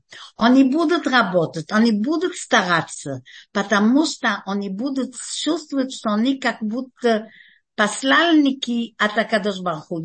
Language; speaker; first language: Russian; early bilingual, heritage; Russian